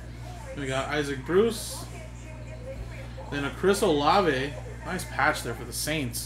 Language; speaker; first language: English; native; English